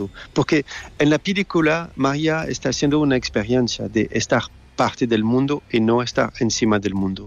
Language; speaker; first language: Spanish; non-native, learner; French